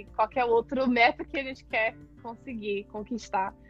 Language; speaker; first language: Portuguese; non-native, fluent; English